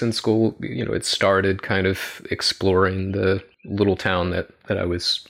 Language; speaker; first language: English; native; English